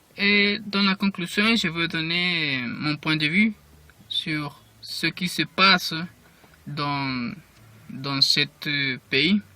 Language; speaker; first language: French; non-native, learner; Spanish